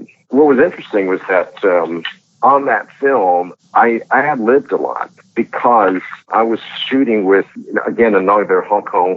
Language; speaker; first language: English; non-native, local second language; Cantonese